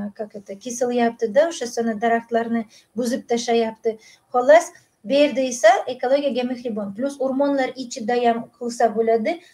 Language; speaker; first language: Uzbek; non-native, local second language; Russian